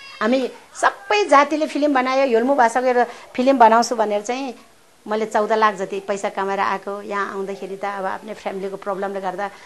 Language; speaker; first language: Nepali; non-native, local second language; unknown